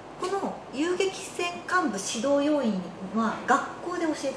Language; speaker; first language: Japanese; native; Japanese